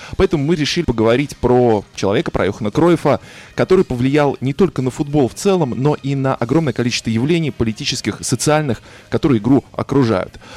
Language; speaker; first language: Russian; native; Russian